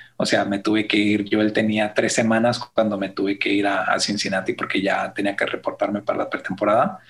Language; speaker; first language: Spanish; early bilingual, heritage; Spanish